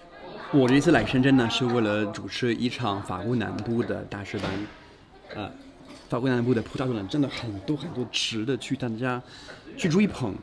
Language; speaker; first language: Chinese; non-native, fluent; French